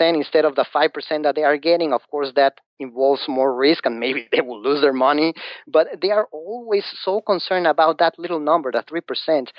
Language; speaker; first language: English; non-native, fluent; Spanish